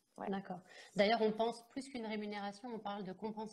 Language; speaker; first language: French; native; French